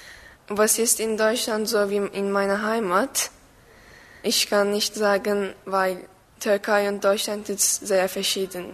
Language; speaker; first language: German; non-native, learner; Turkish